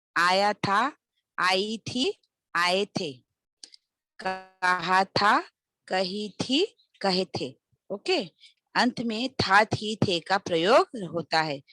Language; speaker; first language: Hindi; non-native, local second language; Marathi